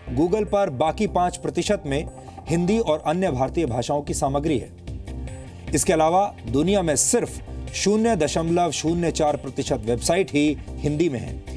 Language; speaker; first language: Hindi; native; Hindi